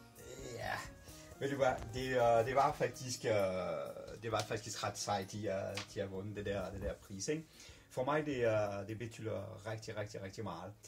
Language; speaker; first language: Danish; non-native, fluent; French